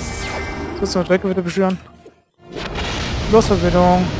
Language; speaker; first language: German; native; German